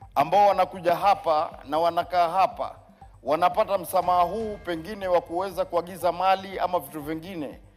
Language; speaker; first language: Swahili; native; Swahili